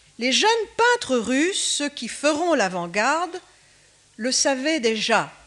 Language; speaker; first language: French; native; French